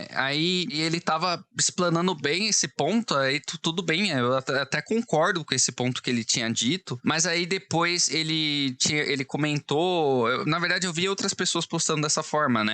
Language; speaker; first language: Portuguese; native; Portuguese